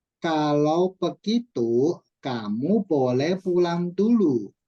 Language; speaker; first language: Indonesian; non-native, fluent; Chinese